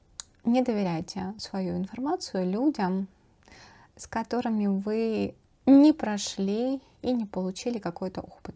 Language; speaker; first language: Russian; native; Russian